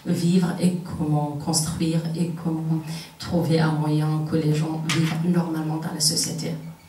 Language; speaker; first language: French; non-native, fluent; Kurdish